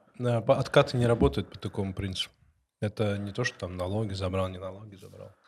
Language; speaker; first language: Russian; non-native, local second language; Ossetic